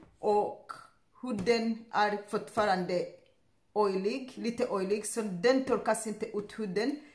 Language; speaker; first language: Swedish; non-native, learner; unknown